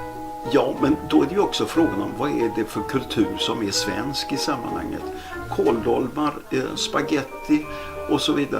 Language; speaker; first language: Swedish; native; Swedish